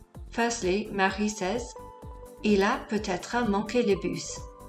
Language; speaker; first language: French; non-native, fluent; English